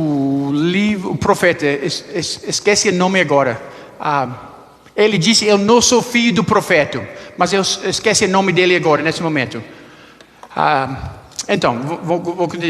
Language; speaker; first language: Portuguese; non-native, learner; English